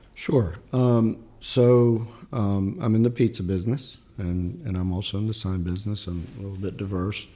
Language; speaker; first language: English; early bilingual, other home language; Italian